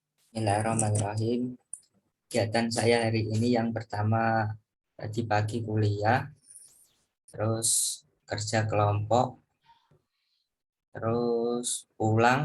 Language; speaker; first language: Indonesian; non-native, local second language; Javanese